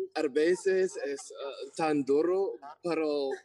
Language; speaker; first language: Spanish; non-native, learner; English